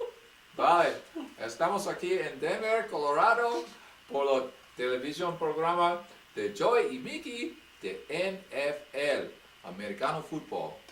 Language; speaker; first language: Spanish; non-native, learner; English